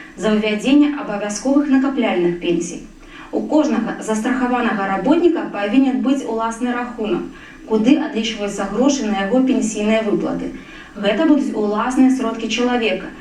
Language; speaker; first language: Belarusian; non-native, local second language; Russian